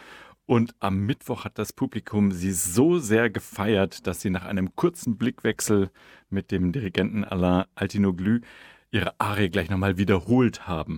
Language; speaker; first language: German; native; German